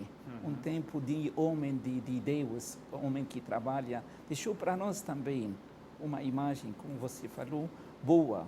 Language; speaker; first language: Portuguese; non-native, fluent; Arabic